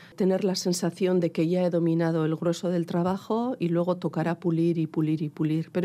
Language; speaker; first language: Spanish; non-native, local second language; Basque